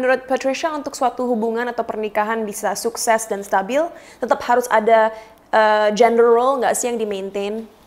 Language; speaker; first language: Indonesian; native; Indonesian